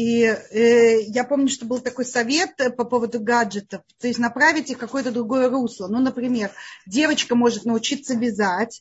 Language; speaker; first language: Russian; native; Russian